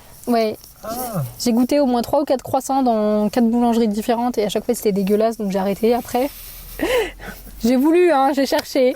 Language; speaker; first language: French; native; French